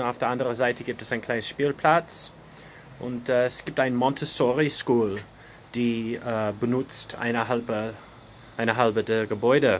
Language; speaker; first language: German; non-native, fluent; English